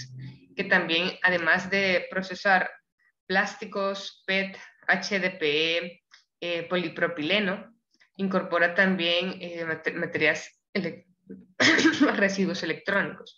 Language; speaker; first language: Spanish; native; Spanish